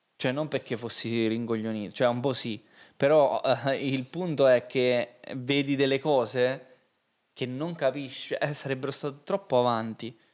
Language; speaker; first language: Italian; native; Italian